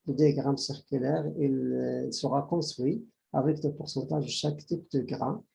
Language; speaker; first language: French; non-native, local second language; Arabic